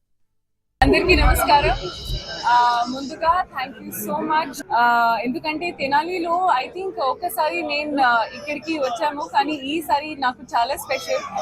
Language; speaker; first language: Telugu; non-native, learner; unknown